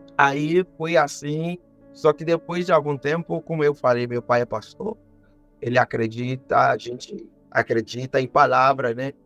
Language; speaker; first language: Portuguese; non-native, fluent; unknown